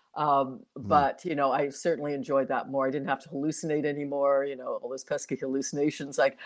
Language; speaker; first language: English; native; English